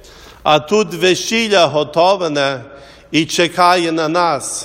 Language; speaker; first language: Ukrainian; early bilingual, heritage; Ukrainian